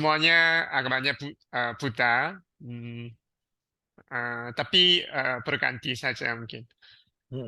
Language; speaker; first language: Indonesian; non-native, learner; Korean